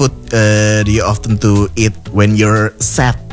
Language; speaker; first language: English; non-native, fluent; Indonesian